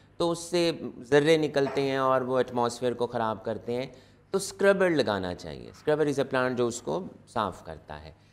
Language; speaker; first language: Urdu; non-native, local second language; Punjabi